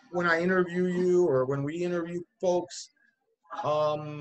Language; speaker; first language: English; native; English